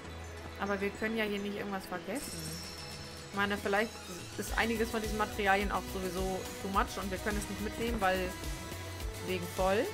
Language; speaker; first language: German; native; German